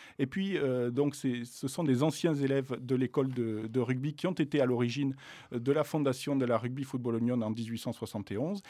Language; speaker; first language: French; native; French